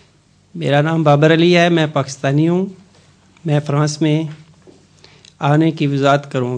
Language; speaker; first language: French; non-native, learner; Urdu